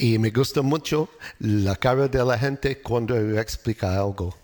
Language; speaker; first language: Spanish; non-native, learner; English